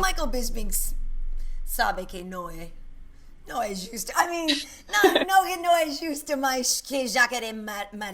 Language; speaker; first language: Portuguese; non-native, learner; English